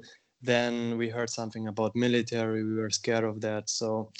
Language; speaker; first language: English; non-native, fluent; German